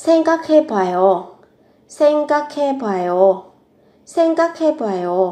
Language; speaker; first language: Korean; non-native, fluent; Vietnamese